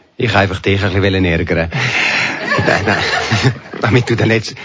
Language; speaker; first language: German; native; German